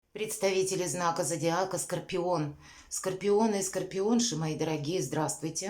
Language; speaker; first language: Russian; native; Russian